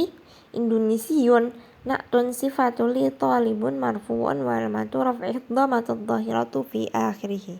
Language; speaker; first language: Arabic; non-native, learner; Indonesian